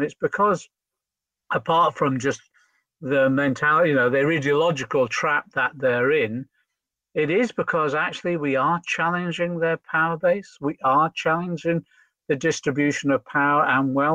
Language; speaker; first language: English; native; English